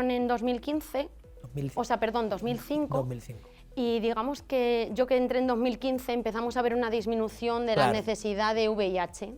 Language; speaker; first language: Spanish; native; Spanish